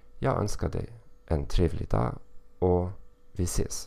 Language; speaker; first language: Swedish; non-native, learner; German